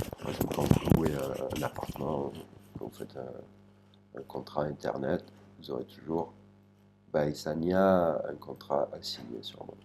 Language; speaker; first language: French; native; French